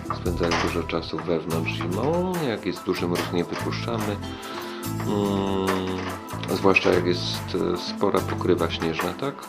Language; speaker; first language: Polish; native; Polish